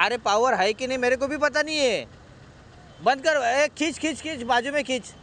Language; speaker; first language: Hindi; non-native, local second language; Marathi